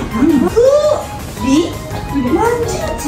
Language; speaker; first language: Japanese; native; Japanese